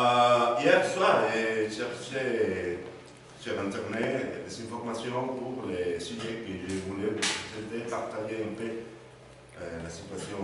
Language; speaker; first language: French; non-native, learner; Spanish